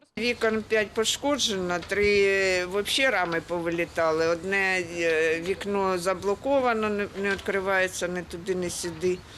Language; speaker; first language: Ukrainian; native; Ukrainian